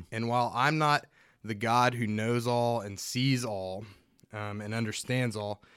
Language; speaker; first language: English; native; English